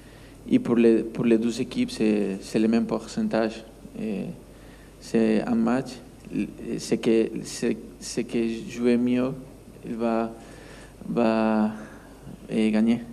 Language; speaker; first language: French; non-native, learner; Spanish